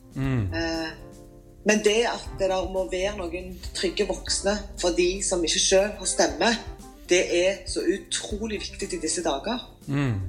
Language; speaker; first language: Norwegian; native; Norwegian